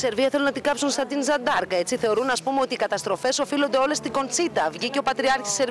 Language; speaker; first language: Greek; native; Greek